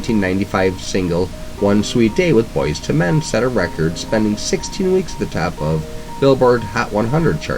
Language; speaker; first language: English; native; English